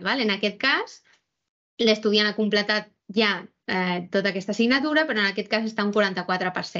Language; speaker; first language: Catalan; native; Catalan